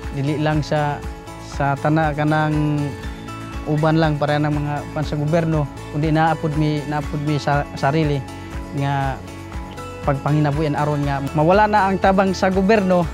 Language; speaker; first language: Cebuano; non-native, local second language; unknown